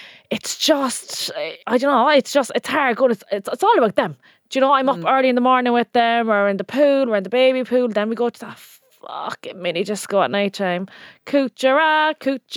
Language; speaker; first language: English; native; English